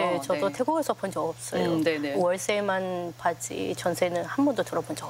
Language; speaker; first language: Korean; non-native, fluent; Thai